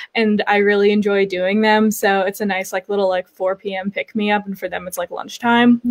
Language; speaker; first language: English; native; English